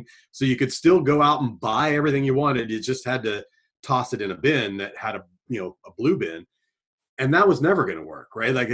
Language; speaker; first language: English; native; English